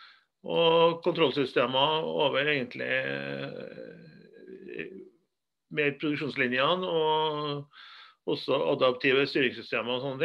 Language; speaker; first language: Norwegian; native; Norwegian